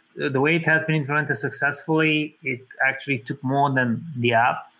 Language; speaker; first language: English; non-native, fluent; Romanian